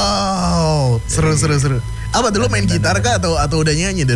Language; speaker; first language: Indonesian; native; Indonesian